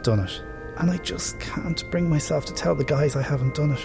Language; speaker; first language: English; native; English